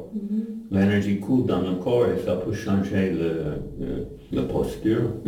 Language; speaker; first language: French; non-native, fluent; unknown